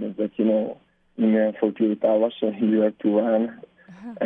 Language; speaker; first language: English; non-native, learner; Italian